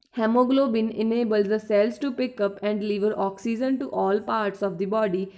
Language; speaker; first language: English; non-native, local second language; Punjabi